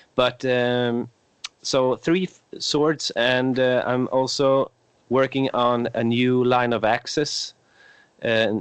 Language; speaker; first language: English; non-native, fluent; Swedish